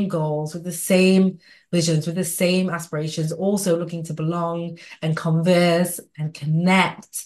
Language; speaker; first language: English; native; English